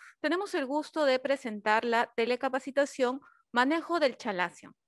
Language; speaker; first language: Spanish; native; Spanish